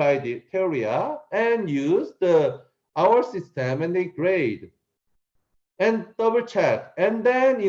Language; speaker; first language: English; non-native, learner; Korean